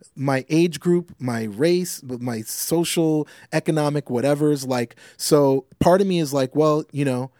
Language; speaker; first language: English; native; English